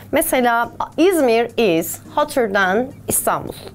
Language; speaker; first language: English; non-native, fluent; Turkish